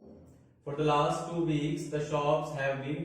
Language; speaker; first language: English; non-native, local second language; Hindi